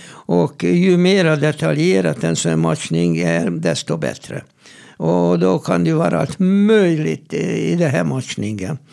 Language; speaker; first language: Swedish; non-native, fluent; Hungarian